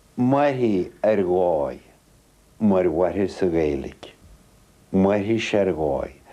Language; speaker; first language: Irish; native; Irish